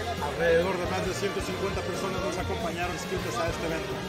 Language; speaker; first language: Spanish; native; Spanish